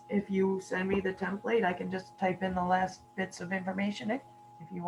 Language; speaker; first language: English; native; English